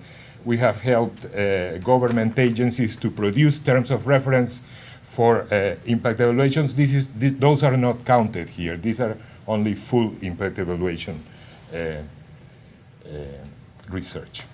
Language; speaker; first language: English; non-native, fluent; Spanish